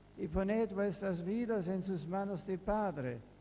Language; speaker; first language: Italian; non-native, fluent; German